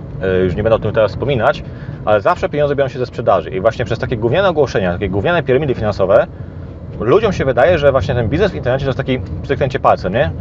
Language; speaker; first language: Polish; native; Polish